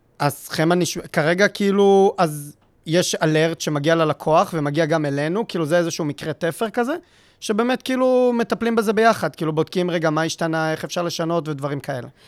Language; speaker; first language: Hebrew; native; Hebrew